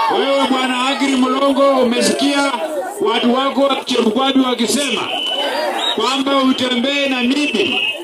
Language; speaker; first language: Swahili; non-native, local second language; Luyia